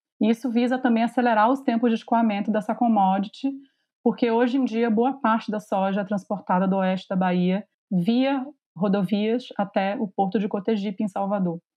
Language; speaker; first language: Portuguese; native; Portuguese